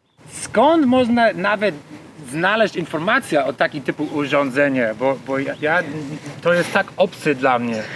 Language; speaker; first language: Polish; non-native, learner; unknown